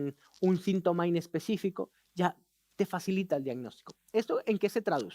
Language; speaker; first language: Spanish; native; Spanish